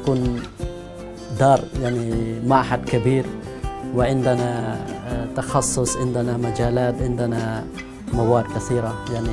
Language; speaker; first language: Arabic; non-native, fluent; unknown